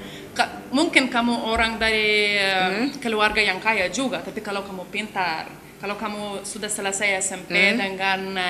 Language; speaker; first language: Indonesian; non-native, learner; Lithuanian